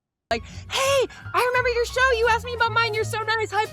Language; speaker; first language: English; native; English